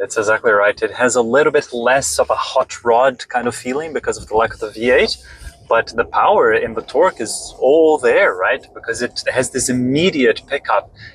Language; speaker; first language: English; native; English